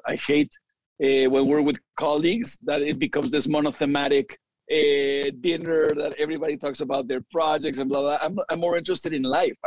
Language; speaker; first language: English; early bilingual, other home language; Spanish